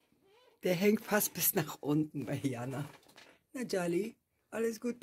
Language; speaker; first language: German; non-native, fluent; Russian